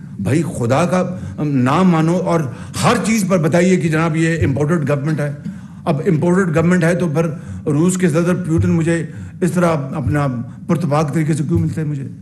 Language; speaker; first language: Urdu; non-native, local second language; Punjabi